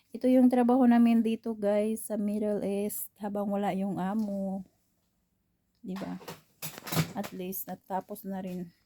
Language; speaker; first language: Filipino; non-native, local second language; Cebuano